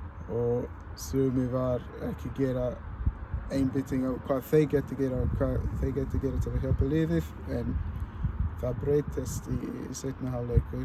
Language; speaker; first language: Icelandic; non-native, learner; English